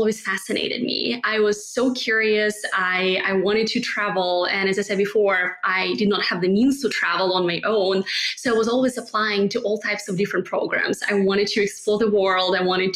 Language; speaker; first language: English; non-native, fluent; Russian